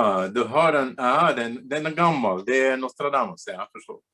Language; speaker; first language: Swedish; non-native, fluent; Bulgarian